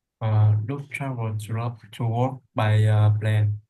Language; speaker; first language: English; non-native, learner; Vietnamese